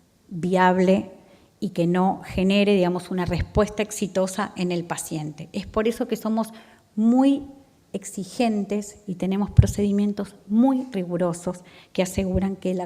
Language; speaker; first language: Spanish; native; Spanish